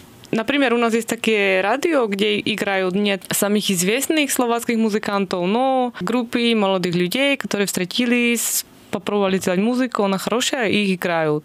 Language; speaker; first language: Russian; non-native, fluent; Slovak